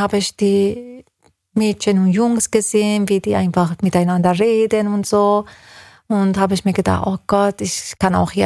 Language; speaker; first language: German; non-native, fluent; Persian